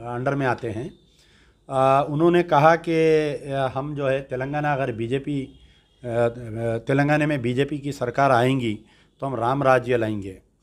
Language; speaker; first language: Hindi; native; Hindi